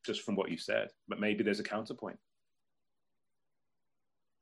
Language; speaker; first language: English; native; English